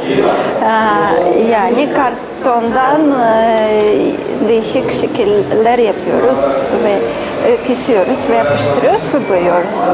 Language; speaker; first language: Turkish; non-native, fluent; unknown